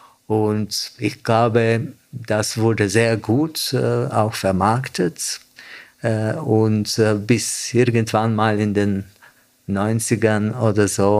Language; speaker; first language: German; non-native, fluent; Bulgarian